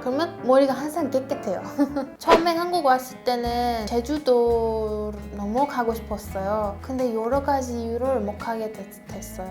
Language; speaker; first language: Korean; non-native, fluent; Persian